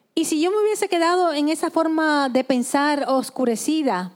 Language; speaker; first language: Spanish; native; Spanish